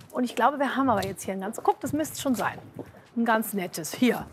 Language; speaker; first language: German; native; German